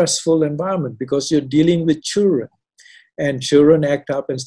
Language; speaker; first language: English; non-native, local second language; Tamil